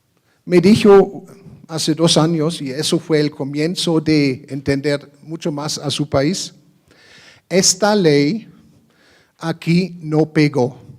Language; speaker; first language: Spanish; non-native, fluent; German